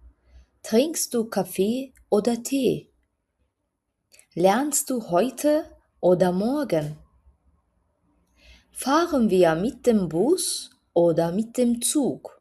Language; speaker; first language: German; non-native, fluent; Azerbaijani